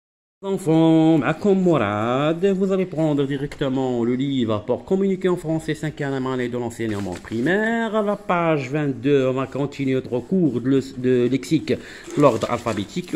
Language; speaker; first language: French; non-native, local second language; Arabic